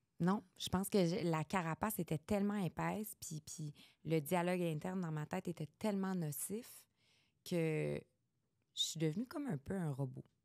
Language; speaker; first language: French; native; French